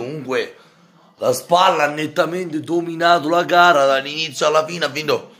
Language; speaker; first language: Italian; native; Italian